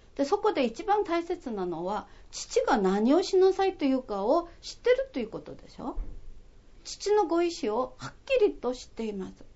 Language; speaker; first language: Japanese; non-native, fluent; Korean